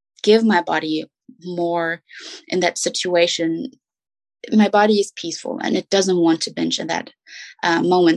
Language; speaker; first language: English; non-native, fluent; German